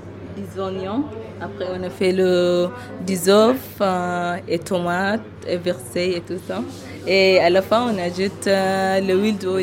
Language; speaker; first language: French; non-native, learner; Arabic